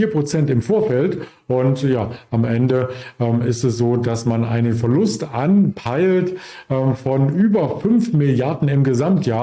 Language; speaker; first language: German; native; German